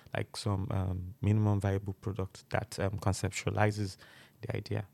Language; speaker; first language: English; non-native, local second language; Yoruba